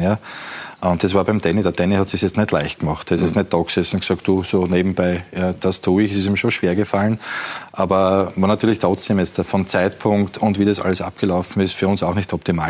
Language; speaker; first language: German; native; German